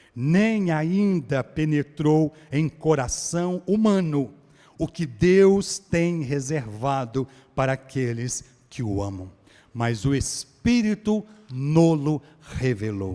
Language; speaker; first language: Portuguese; native; Portuguese